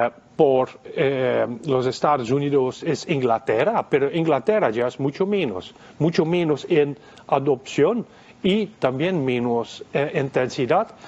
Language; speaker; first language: Spanish; non-native, fluent; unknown